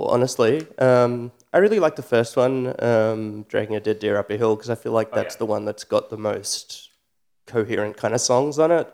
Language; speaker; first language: English; native; English